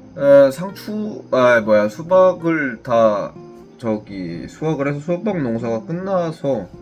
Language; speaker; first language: Korean; native; Korean